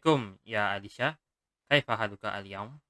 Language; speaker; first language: Arabic; non-native, learner; Malay